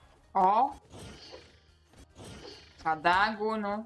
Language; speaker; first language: Latvian; native; Latvian